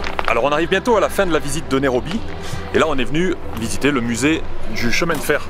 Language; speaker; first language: French; native; French